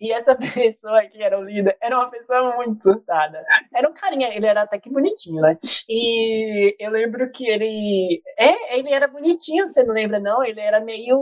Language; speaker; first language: Portuguese; native; Portuguese